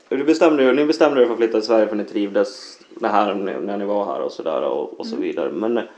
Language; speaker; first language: Swedish; native; Swedish